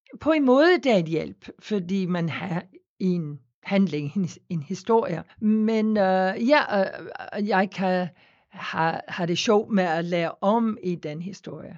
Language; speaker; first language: Danish; non-native, fluent; English